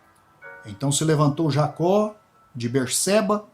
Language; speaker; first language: Portuguese; native; Portuguese